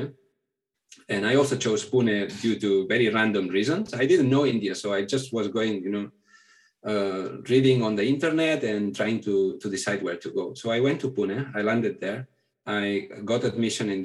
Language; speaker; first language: English; non-native, fluent; Catalan